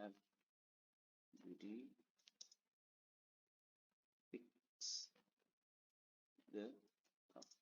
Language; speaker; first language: English; non-native, fluent; Indonesian